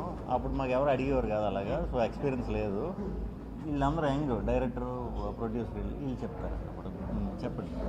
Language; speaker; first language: Telugu; native; Telugu